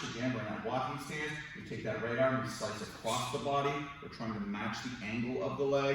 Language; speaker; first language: English; native; English